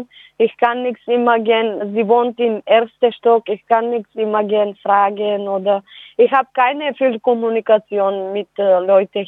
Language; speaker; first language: German; non-native, learner; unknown